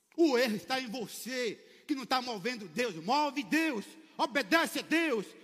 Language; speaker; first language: Portuguese; native; Portuguese